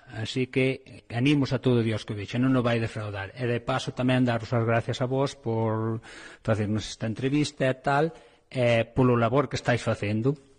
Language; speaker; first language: Galician; native; Galician